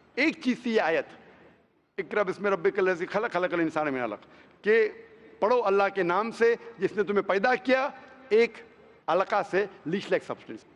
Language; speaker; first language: Hindi; non-native, local second language; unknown